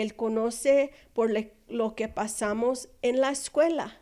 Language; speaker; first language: Spanish; non-native, fluent; English